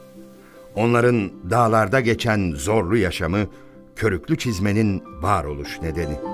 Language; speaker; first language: Turkish; native; Turkish